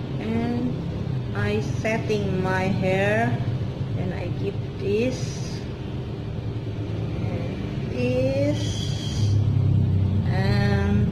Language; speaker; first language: English; non-native, learner; Indonesian